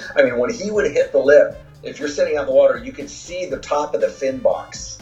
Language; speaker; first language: English; native; English